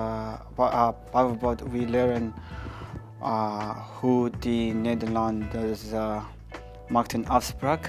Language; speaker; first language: Dutch; non-native, learner; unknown